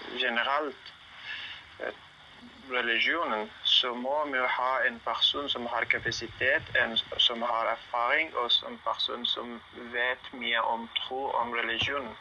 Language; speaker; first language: Norwegian; non-native, learner; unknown